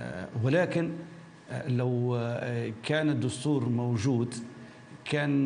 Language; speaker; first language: Arabic; native; Arabic